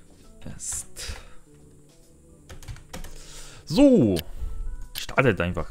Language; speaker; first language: German; non-native, learner; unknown